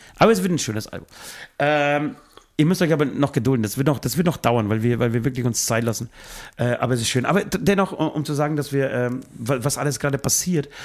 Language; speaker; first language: German; native; German